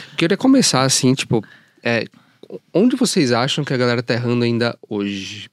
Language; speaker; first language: Portuguese; native; Portuguese